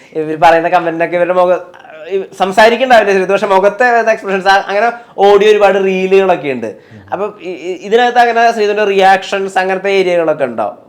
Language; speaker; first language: Malayalam; native; Malayalam